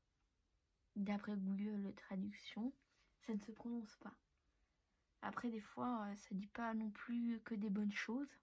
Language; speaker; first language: French; native; French